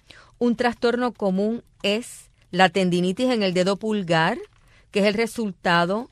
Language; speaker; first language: Spanish; native; Spanish